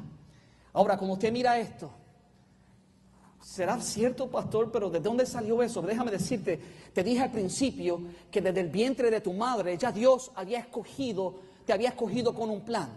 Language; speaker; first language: Spanish; native; Spanish